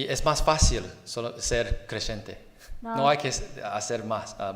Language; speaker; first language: Spanish; non-native, fluent; Chinese